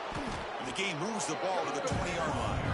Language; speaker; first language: English; native; English